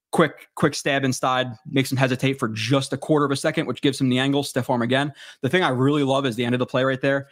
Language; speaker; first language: English; native; English